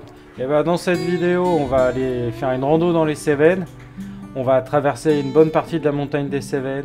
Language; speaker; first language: French; native; French